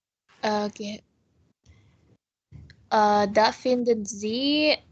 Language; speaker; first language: German; non-native, learner; Indonesian